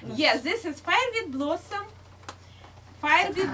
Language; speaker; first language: English; non-native, learner; Russian